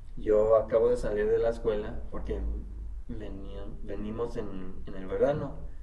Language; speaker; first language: Spanish; non-native, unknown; English